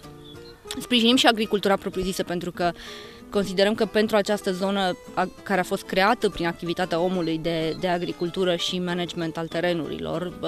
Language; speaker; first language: Romanian; native; Romanian